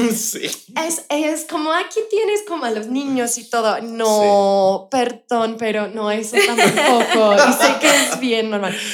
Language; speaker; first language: Spanish; non-native, fluent; English